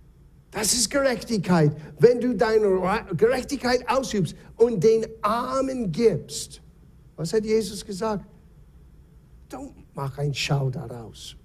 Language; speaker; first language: German; non-native, fluent; English